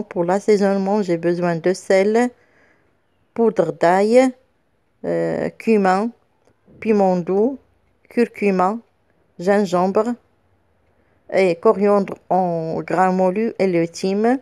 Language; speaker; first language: French; non-native, local second language; Arabic